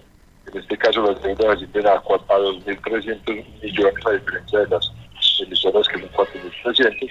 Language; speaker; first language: Spanish; native; Spanish